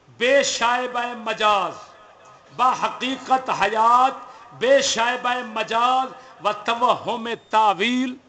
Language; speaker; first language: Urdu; non-native, local second language; Punjabi